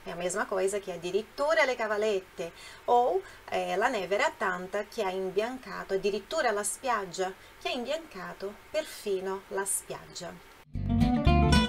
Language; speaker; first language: Italian; non-native, fluent; Portuguese